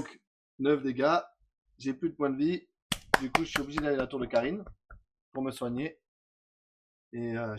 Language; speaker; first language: French; native; French